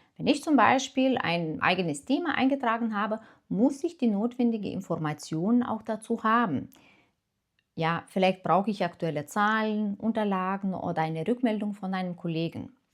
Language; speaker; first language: German; non-native, fluent; Lithuanian